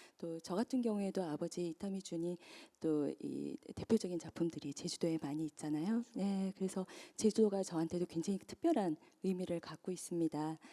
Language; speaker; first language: Korean; early bilingual, heritage; Korean